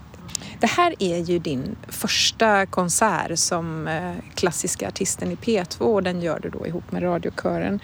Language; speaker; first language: Swedish; native; Swedish